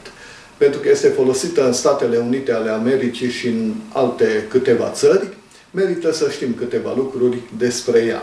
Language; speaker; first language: Romanian; native; Romanian